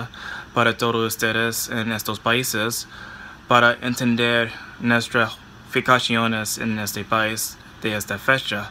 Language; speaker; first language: Spanish; non-native, fluent; English